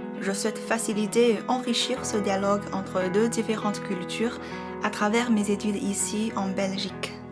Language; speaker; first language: French; non-native, fluent; Chinese